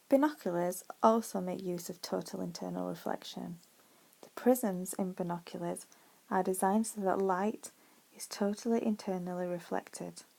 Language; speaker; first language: English; native; English